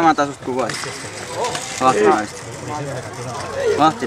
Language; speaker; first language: Finnish; native; Finnish